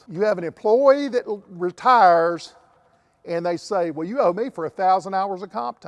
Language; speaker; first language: English; native; English